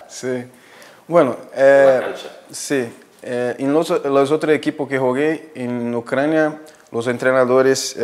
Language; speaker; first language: Spanish; non-native, fluent; Portuguese